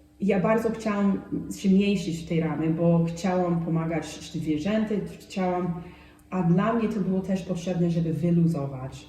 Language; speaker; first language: Polish; non-native, fluent; English